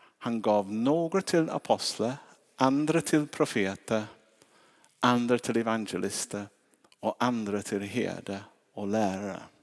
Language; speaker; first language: Swedish; non-native, fluent; English